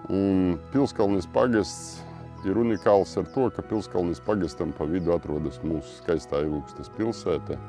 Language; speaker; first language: Latvian; native; Latvian